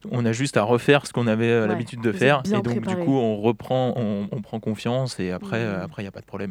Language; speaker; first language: French; native; French